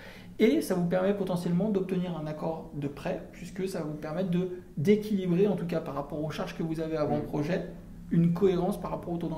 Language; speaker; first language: French; native; French